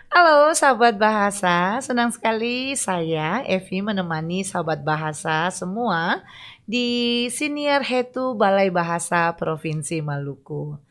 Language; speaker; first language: Indonesian; native; Indonesian